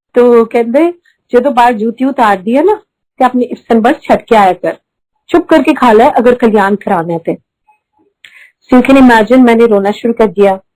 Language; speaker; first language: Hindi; early bilingual, heritage; Hindi